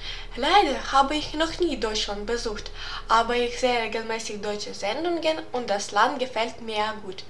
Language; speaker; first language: German; non-native, learner; Ukrainian